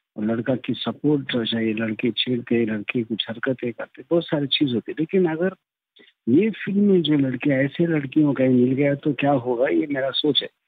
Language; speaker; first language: Hindi; non-native, local second language; Telugu